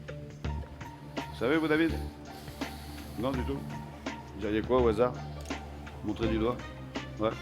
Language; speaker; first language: French; native; French